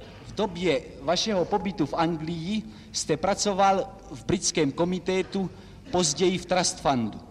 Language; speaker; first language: Czech; native; Czech